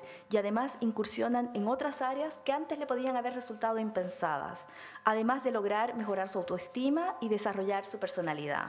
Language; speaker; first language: Spanish; native; Spanish